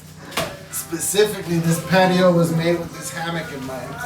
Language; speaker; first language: English; native; English